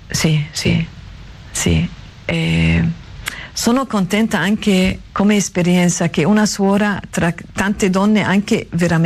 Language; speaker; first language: Italian; non-native, learner; Arabic